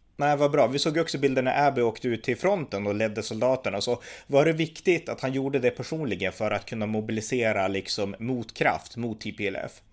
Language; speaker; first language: Swedish; native; Swedish